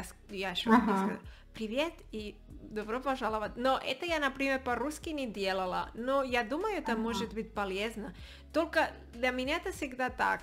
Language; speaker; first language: Russian; non-native, learner; Spanish